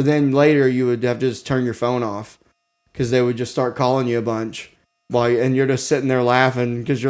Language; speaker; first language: English; native; English